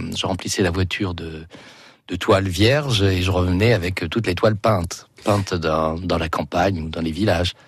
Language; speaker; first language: French; native; French